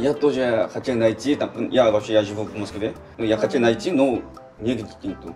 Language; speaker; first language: Russian; non-native, fluent; Korean